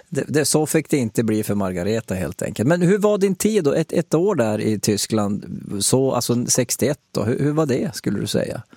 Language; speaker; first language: Swedish; native; Swedish